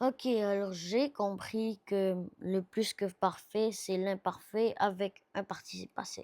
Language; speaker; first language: French; non-native, learner; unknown